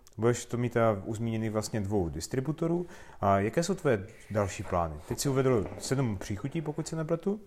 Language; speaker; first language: Czech; native; Czech